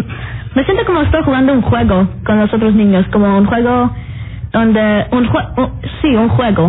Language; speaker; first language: Spanish; early bilingual, heritage; Spanish